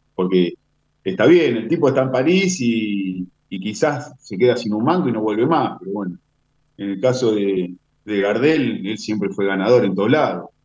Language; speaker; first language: Spanish; native; Spanish